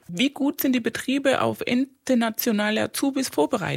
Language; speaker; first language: German; non-native, fluent; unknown